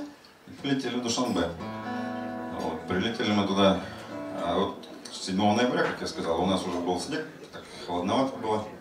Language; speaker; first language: Russian; native; Russian